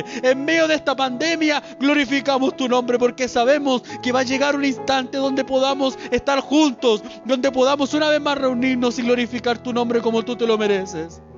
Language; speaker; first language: Spanish; native; Spanish